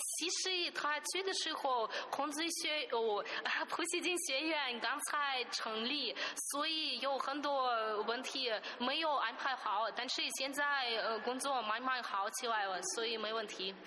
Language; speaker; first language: Chinese; non-native, fluent; Russian